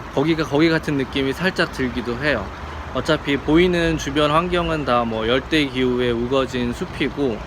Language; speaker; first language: Korean; native; Korean